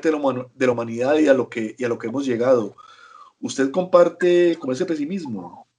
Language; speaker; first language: Spanish; native; Spanish